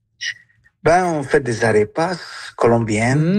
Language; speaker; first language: French; non-native, fluent; Spanish